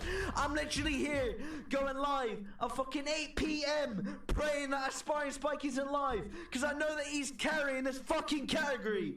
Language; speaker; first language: English; native; English